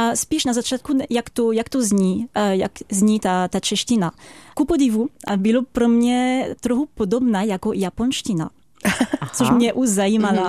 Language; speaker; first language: Czech; non-native, fluent; French